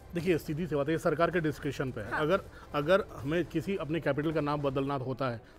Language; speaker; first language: Hindi; native; Hindi